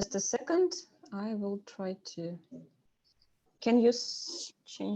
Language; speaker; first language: English; non-native, fluent; Russian